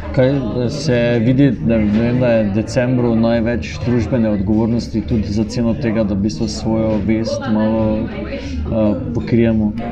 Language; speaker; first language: Slovenian; native; Slovenian